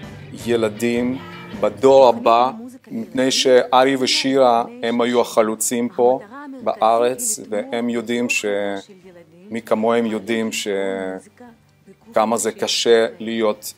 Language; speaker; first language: Hebrew; non-native, fluent; Russian